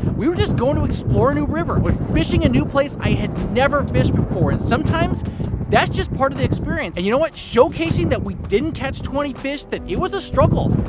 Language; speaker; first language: English; native; English